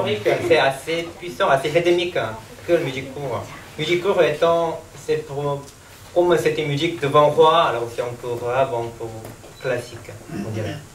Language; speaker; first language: French; non-native, learner; Korean